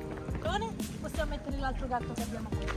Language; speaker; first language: Italian; native; Italian